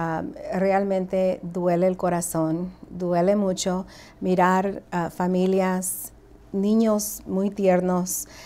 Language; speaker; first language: Spanish; early bilingual, heritage; Spanish